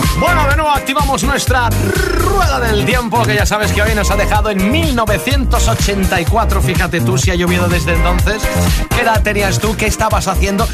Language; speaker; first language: Spanish; native; Spanish